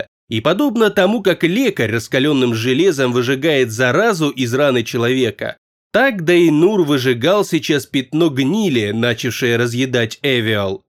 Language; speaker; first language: Russian; native; Russian